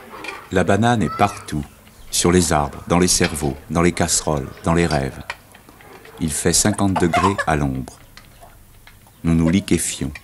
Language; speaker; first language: French; native; French